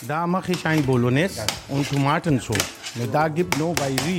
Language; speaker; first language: German; non-native, learner; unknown